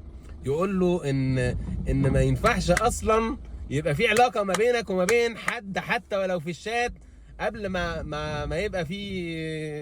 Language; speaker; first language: Arabic; native; Arabic